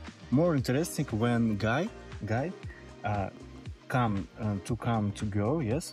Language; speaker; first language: English; non-native, learner; Russian